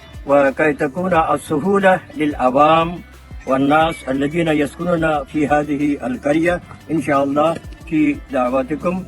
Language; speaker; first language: Arabic; non-native, fluent; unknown